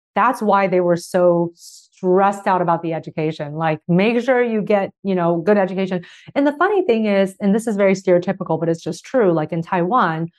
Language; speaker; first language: English; early bilingual, other home language; Chinese